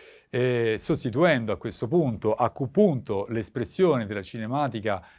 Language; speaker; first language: Italian; native; Italian